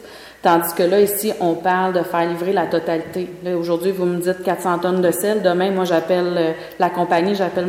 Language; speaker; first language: French; native; French